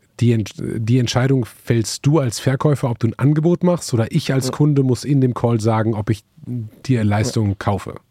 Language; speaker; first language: German; native; German